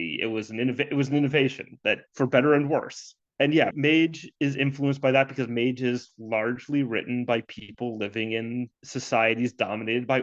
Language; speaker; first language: English; native; English